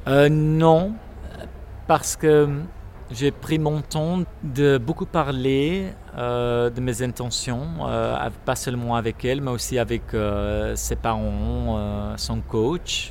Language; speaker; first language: French; non-native, local second language; Dutch